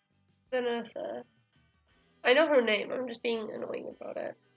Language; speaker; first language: English; native; English